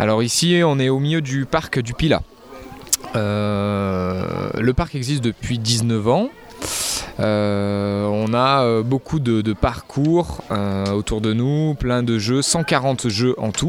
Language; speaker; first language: French; native; French